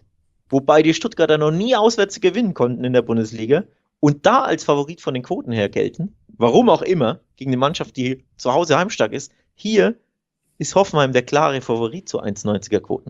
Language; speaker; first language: German; native; German